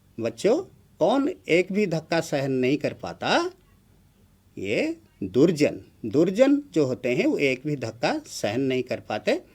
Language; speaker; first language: Hindi; non-native, local second language; Odia